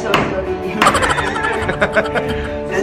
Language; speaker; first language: Filipino; native; Filipino